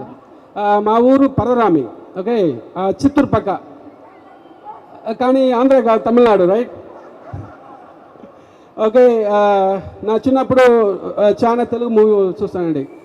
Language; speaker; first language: Telugu; non-native, learner; Tamil